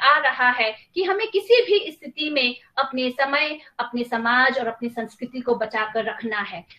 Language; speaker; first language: Hindi; non-native, local second language; Nepali